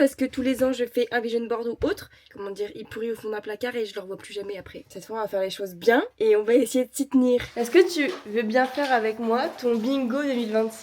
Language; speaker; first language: French; native; French